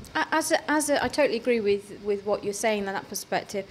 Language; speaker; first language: English; early bilingual, other home language; Hindi